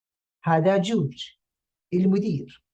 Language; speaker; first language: Arabic; non-native, fluent; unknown